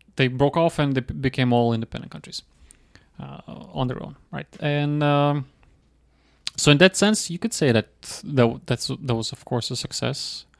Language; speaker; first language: English; non-native, fluent; Croatian